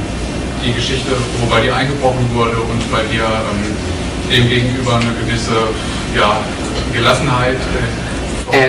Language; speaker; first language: German; native; German